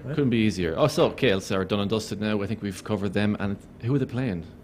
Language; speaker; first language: English; native; English